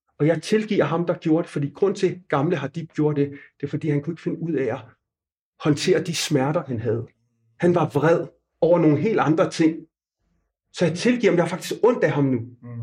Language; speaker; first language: Danish; non-native, fluent; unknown